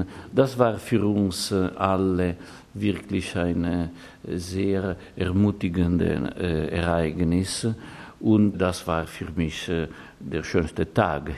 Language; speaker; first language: German; non-native, fluent; Italian